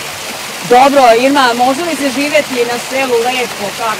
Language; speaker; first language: Croatian; native; Croatian